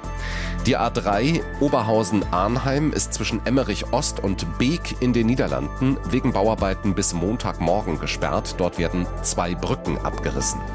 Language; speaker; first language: German; native; German